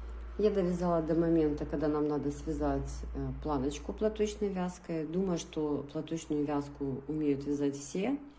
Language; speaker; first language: Russian; native; Russian